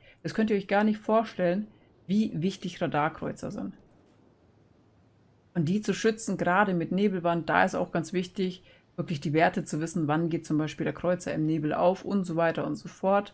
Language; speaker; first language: German; native; German